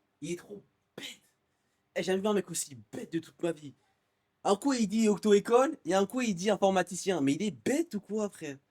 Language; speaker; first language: French; native; French